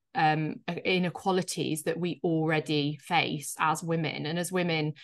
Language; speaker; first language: English; native; English